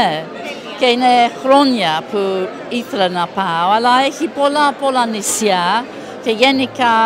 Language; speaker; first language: Greek; non-native, learner; English